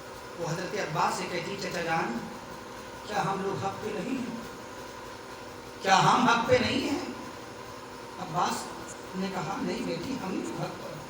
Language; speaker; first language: Urdu; native; Urdu